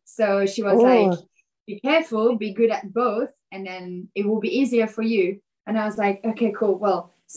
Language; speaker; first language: English; non-native, fluent; French